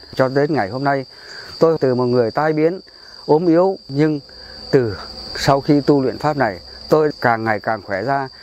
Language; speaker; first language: Vietnamese; non-native, local second language; Tày